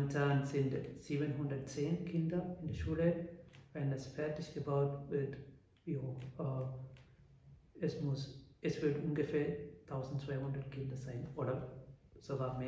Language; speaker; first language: German; non-native, fluent; Malayalam